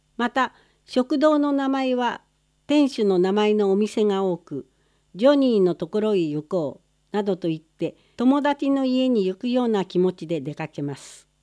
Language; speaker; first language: Japanese; non-native, fluent; English